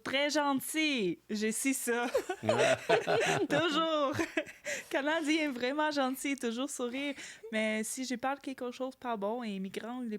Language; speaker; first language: French; non-native, learner; Ukrainian